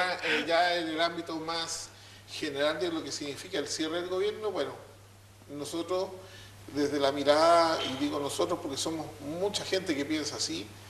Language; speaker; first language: Spanish; native; Spanish